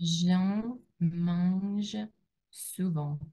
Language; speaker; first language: French; non-native, learner; Russian